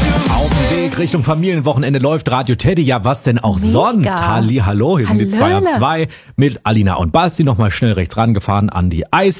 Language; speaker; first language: German; native; German